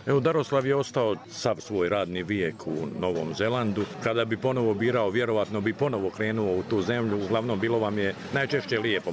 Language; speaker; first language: Serbian; native; Serbian